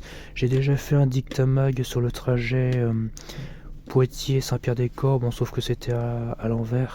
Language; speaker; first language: French; native; French